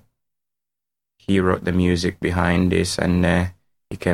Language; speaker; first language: English; non-native, local second language; Ganda